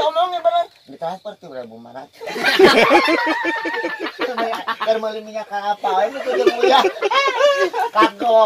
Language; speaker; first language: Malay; non-native, local second language; Sundanese